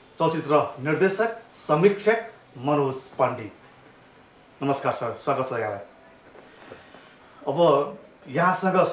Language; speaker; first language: Nepali; native; Nepali